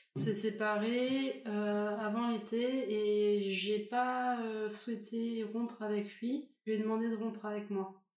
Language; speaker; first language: French; native; French